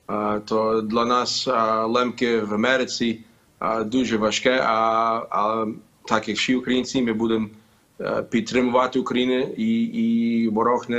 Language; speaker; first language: Ukrainian; early bilingual, heritage; Ukrainian